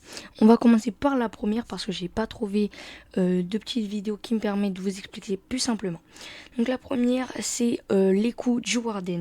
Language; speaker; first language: French; native; French